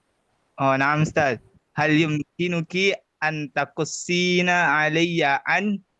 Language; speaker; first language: Arabic; non-native, learner; Indonesian